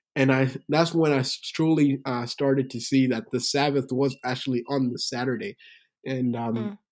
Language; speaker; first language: English; early bilingual, other home language; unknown